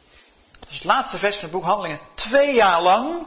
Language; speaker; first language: Dutch; native; Dutch